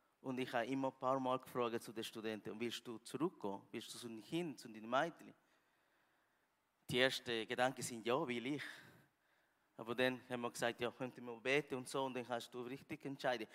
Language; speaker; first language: German; non-native, learner; Spanish